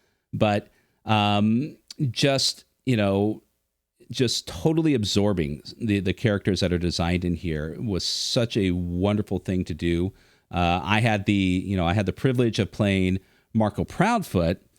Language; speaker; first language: English; native; English